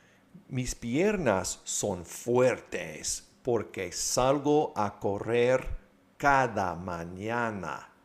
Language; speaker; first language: Spanish; non-native, fluent; English